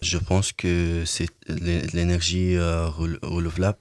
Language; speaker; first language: French; non-native, learner; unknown